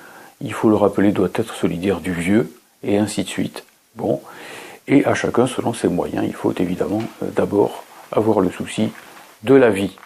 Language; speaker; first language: French; native; French